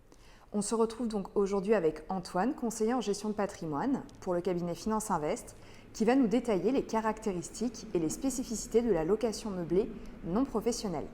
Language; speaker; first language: French; native; French